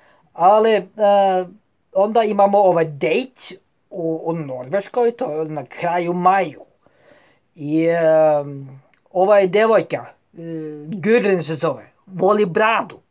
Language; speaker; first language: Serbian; non-native, fluent; Norwegian